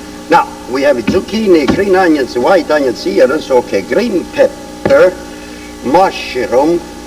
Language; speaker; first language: English; non-native, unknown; Italian